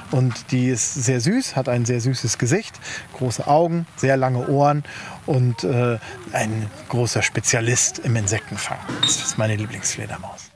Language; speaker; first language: German; native; German